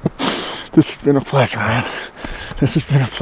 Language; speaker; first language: English; native; English